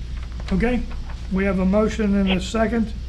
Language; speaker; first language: English; native; English